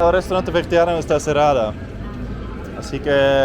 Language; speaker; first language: Spanish; non-native, learner; Dutch